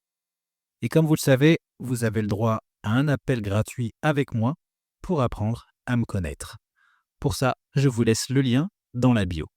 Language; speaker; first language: French; native; French